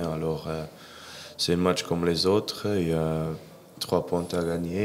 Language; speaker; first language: French; non-native, fluent; English